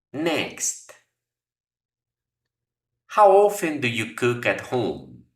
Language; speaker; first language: English; non-native, fluent; Spanish